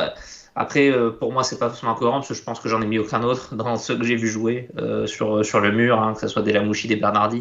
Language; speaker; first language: French; native; French